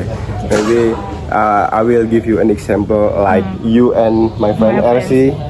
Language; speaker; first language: English; non-native, learner; Indonesian